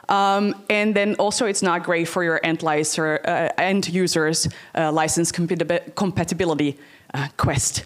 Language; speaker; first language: English; non-native, fluent; Dutch